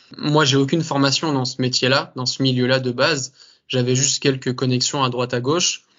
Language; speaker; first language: French; native; French